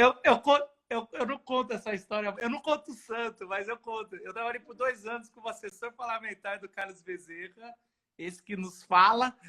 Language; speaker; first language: Portuguese; native; Portuguese